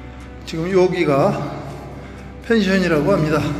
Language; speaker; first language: Korean; native; Korean